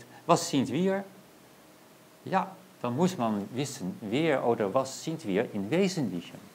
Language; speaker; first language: German; non-native, learner; Dutch